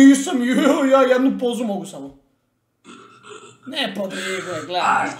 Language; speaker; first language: Bosnian; native; Bosnian